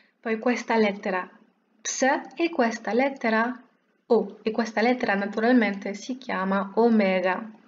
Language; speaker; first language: Italian; non-native, fluent; French